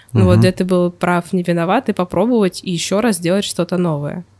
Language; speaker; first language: Russian; native; Russian